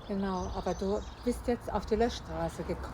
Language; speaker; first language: German; native; German